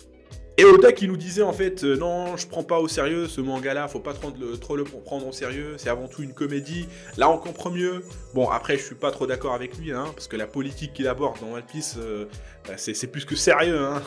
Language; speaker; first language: French; native; French